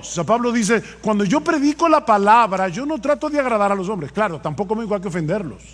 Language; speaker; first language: Spanish; native; Spanish